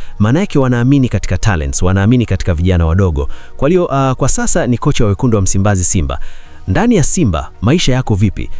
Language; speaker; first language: Swahili; native; Swahili